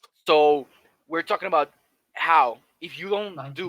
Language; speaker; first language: English; non-native, fluent; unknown